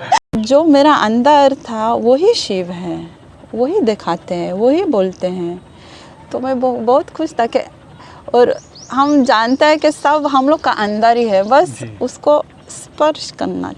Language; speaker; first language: Hindi; non-native, learner; Hebrew